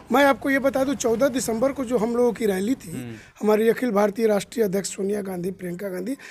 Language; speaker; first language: Hindi; native; Hindi